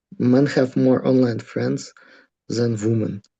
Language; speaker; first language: English; non-native, learner; Russian